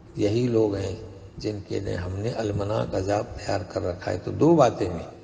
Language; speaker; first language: Urdu; non-native, local second language; Konkani